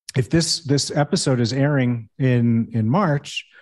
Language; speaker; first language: English; native; English